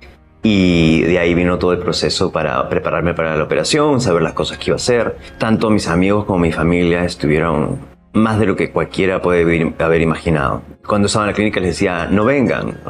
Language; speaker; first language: Spanish; native; Spanish